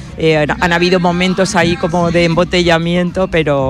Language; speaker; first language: Spanish; native; Spanish